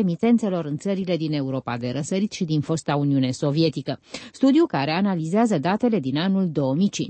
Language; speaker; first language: Romanian; native; Romanian